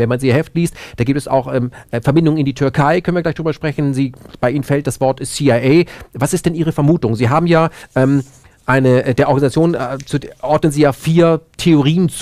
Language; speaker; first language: German; native; German